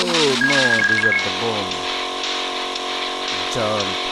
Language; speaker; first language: English; non-native, learner; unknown